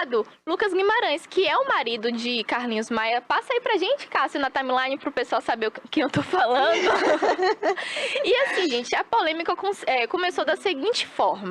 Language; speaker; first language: Portuguese; native; Portuguese